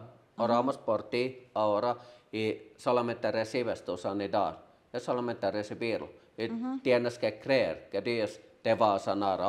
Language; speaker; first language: Spanish; non-native, learner; Finnish